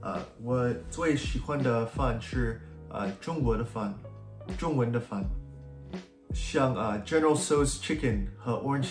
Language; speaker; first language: Chinese; early bilingual, heritage; English